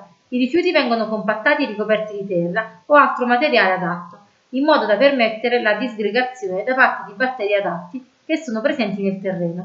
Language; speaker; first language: Italian; native; Italian